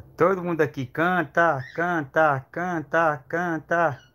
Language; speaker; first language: Portuguese; native; Portuguese